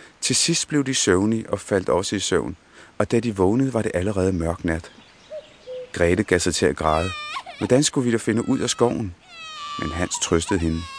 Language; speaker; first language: Danish; early bilingual, other home language; Punjabi